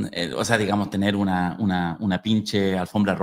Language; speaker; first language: Spanish; native; Spanish